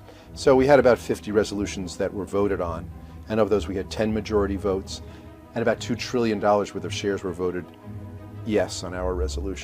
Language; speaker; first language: English; native; English